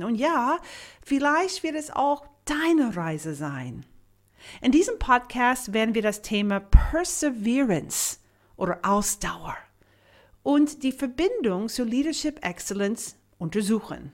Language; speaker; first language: German; non-native, fluent; English